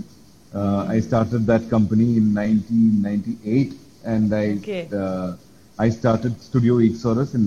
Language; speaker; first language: English; non-native, local second language; Malayalam